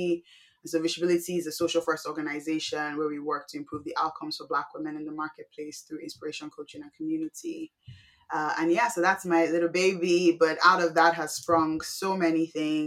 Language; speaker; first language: English; non-native, local second language; Yoruba